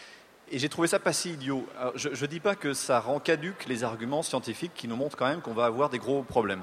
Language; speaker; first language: French; native; French